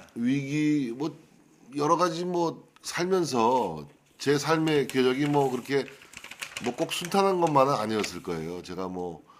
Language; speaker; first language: Korean; native; Korean